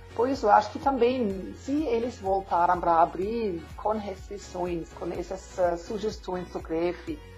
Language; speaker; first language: Portuguese; non-native, learner; German